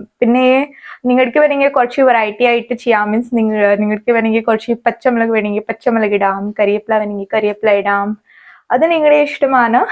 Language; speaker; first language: Malayalam; non-native, learner; Hindi